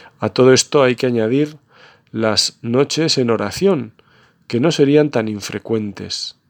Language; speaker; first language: Spanish; native; Spanish